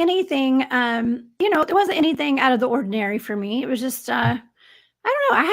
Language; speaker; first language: English; native; English